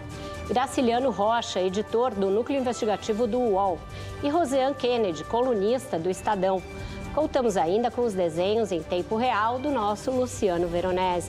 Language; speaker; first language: Portuguese; native; Portuguese